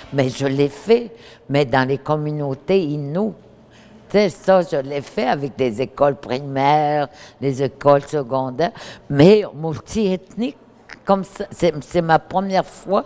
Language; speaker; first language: French; native; French